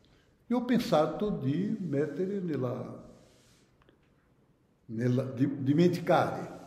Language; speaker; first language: Italian; non-native, fluent; Portuguese